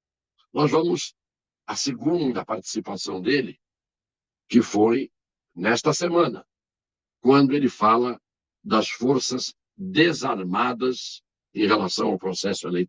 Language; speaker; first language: Portuguese; native; Portuguese